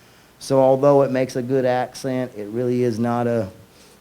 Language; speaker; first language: English; native; English